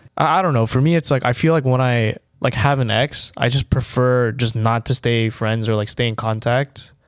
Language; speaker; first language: English; native; English